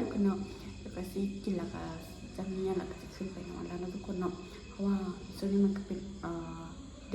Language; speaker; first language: Thai; non-native, local second language; Lao